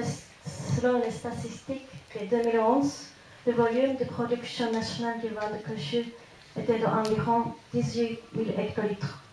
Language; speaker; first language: French; non-native, fluent; Japanese